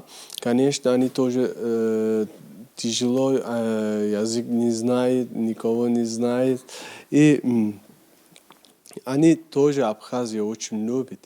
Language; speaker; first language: Russian; non-native, learner; Turkish